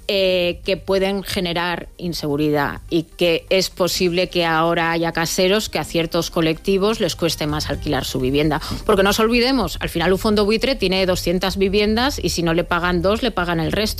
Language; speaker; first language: Spanish; native; Spanish